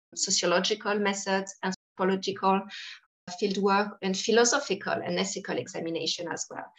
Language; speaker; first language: English; non-native, fluent; French